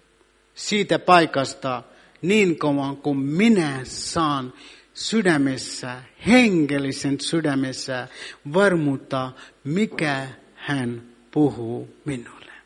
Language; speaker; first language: Finnish; non-native, fluent; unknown